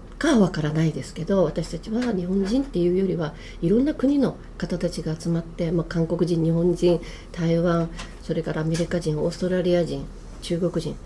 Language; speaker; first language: Japanese; native; Japanese